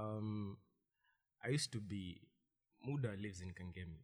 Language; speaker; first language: English; non-native, local second language; Swahili